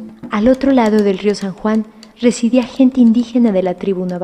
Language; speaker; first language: Spanish; native; Spanish